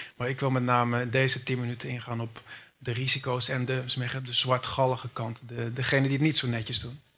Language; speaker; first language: Dutch; native; Dutch